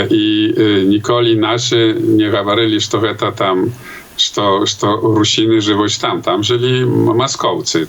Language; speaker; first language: Polish; non-native, local second language; Belarusian